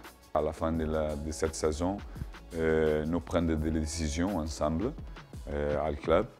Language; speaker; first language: French; non-native, learner; Portuguese